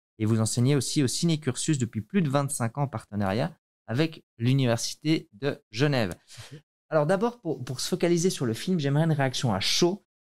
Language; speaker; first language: French; native; French